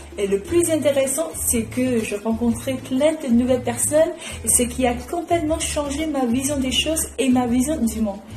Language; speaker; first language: French; non-native, fluent; Chinese